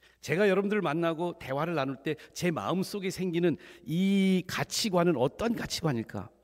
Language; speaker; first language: Korean; early bilingual, heritage; Korean